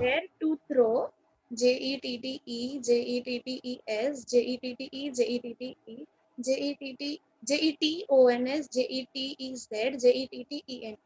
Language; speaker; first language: French; non-native, learner; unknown